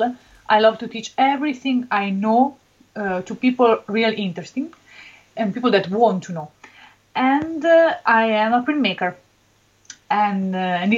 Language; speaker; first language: English; non-native, learner; Italian